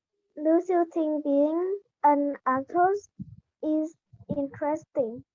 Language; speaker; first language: English; non-native, learner; Vietnamese